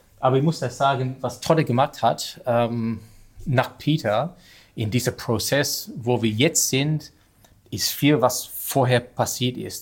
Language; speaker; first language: German; non-native, learner; English